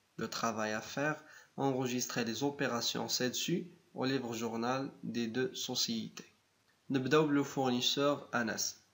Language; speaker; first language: French; non-native, local second language; Arabic